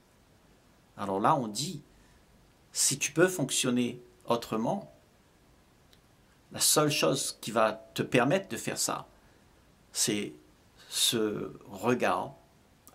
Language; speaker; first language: French; native; French